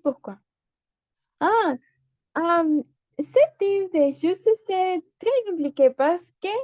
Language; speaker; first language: French; non-native, learner; Spanish